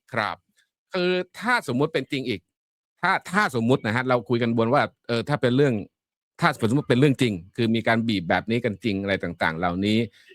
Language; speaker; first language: Thai; native; Thai